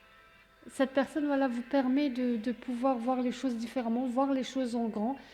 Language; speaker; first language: French; native; French